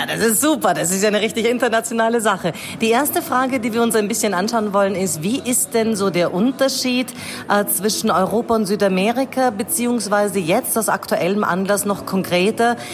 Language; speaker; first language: German; native; German